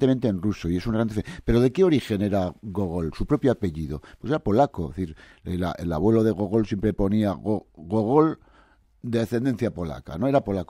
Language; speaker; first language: Spanish; native; Spanish